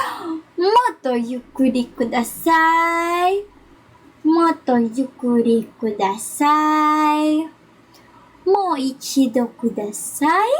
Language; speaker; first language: Japanese; non-native, learner; Filipino